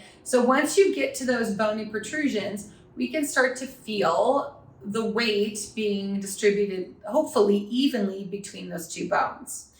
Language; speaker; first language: English; native; English